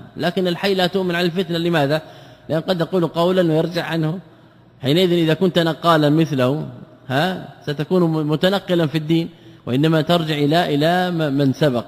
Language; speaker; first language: Arabic; native; Arabic